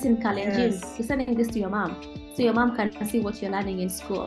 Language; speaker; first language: English; non-native, local second language; Kalenjin